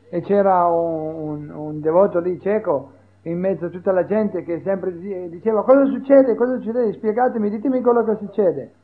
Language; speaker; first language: Italian; native; Italian